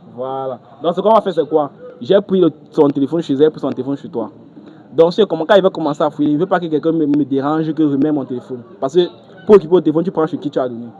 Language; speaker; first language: French; native; French